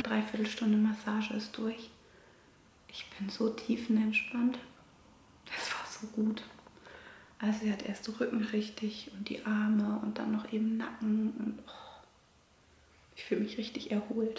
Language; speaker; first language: German; native; German